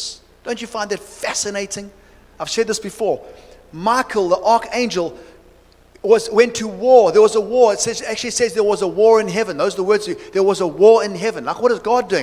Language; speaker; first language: English; native; English